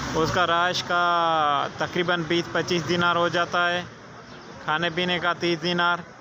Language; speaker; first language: Urdu; non-native, local second language; Sindhi